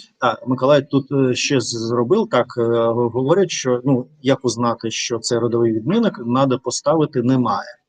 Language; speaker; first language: Ukrainian; non-native, learner; Russian